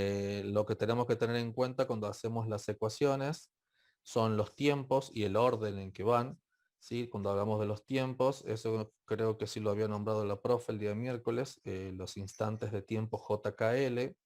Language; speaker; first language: Spanish; native; Spanish